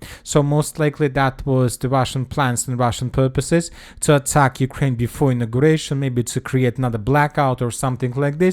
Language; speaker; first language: English; non-native, fluent; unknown